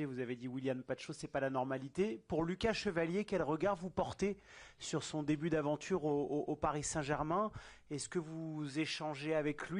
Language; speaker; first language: French; native; French